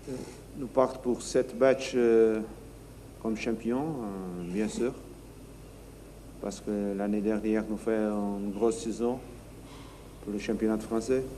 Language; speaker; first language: French; non-native, learner; Portuguese